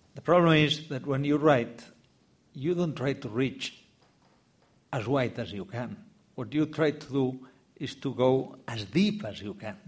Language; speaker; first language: English; non-native, fluent; Spanish